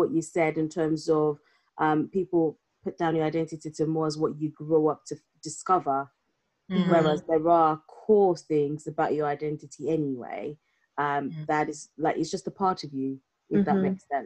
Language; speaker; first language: English; non-native, local second language; Yoruba